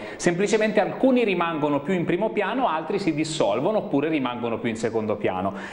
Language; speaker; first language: Italian; native; Italian